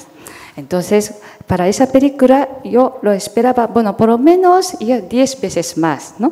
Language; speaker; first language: Spanish; non-native, fluent; Japanese